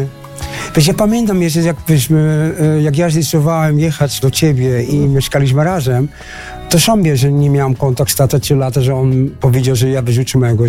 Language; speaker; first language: Polish; non-native, learner; Dutch